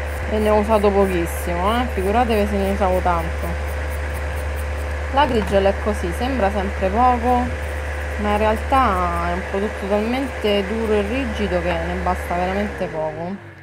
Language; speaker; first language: Italian; native; Italian